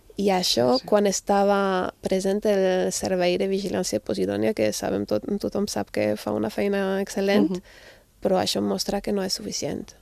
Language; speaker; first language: Catalan; non-native, fluent; German